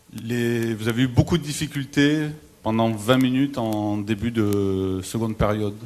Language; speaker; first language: French; native; French